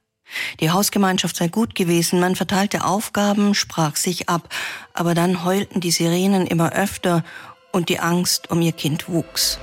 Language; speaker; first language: German; native; German